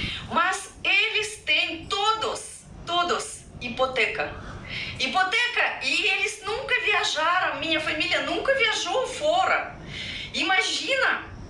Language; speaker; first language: Portuguese; non-native, fluent; Russian